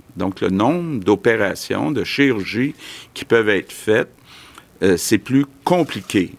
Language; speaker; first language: French; native; French